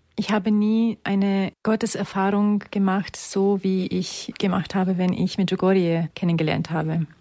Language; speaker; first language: German; non-native, fluent; Romanian